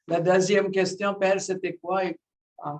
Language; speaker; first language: French; non-native, local second language; English